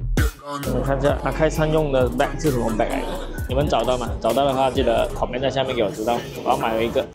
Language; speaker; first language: Chinese; native; Chinese